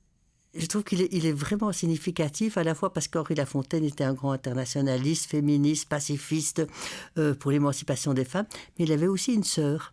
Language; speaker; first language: French; native; French